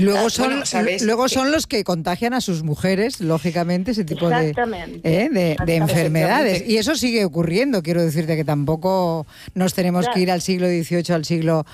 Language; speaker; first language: Spanish; native; Spanish